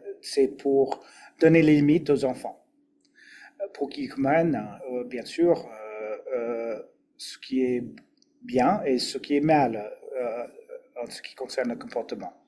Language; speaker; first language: French; non-native, fluent; English